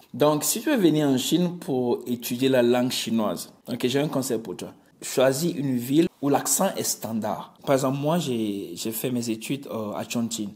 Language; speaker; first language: French; non-native, local second language; Ewe